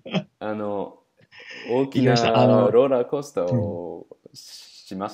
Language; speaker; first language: Japanese; non-native, learner; English